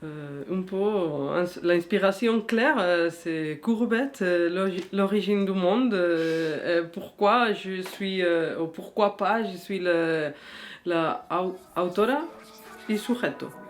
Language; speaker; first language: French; non-native, fluent; Spanish